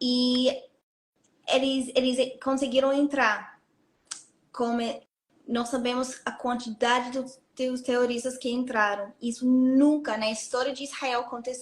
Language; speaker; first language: Portuguese; non-native, fluent; Hebrew